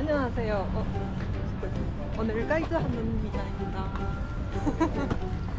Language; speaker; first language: Korean; non-native, learner; Japanese